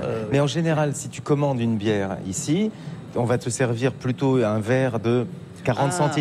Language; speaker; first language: French; native; French